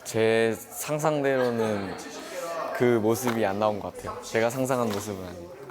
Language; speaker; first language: Korean; early bilingual, other home language; Vietnamese